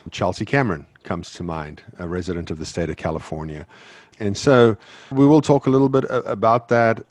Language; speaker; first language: English; native; English